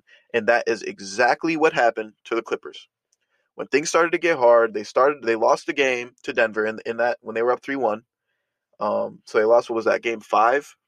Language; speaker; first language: English; native; English